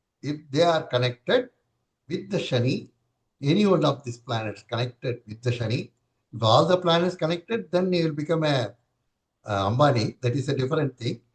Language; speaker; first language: English; non-native, local second language; Tamil